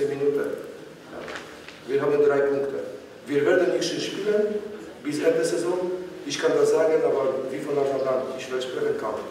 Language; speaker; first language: German; non-native, learner; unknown